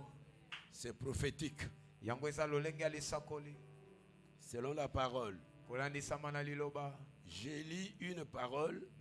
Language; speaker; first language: French; non-native, local second language; Lingala